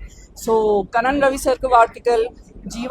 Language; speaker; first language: Tamil; non-native, fluent; Gujarati